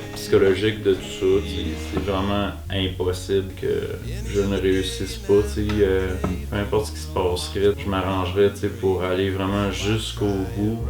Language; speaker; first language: French; native; French